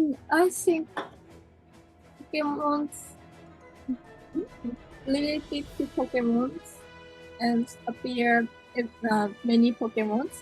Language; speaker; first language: English; non-native, learner; Japanese